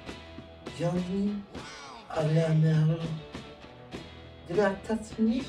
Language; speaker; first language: French; non-native, learner; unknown